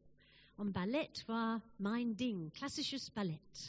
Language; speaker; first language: German; non-native, fluent; English